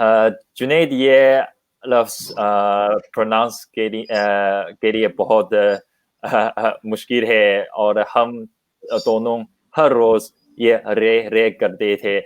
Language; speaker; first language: Hindi; non-native, learner; Chinese